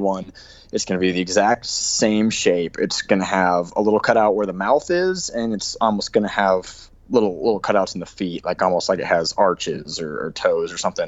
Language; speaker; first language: English; native; English